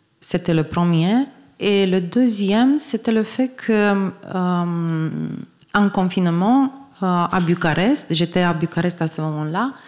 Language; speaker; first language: French; non-native, fluent; Romanian